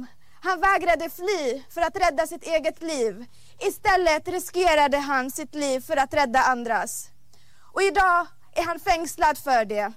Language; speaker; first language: Swedish; non-native, fluent; Arabic